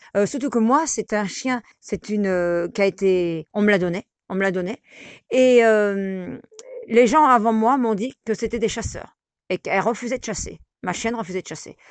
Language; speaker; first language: French; native; French